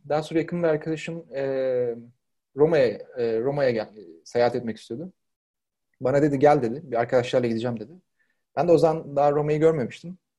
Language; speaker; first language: Turkish; native; Turkish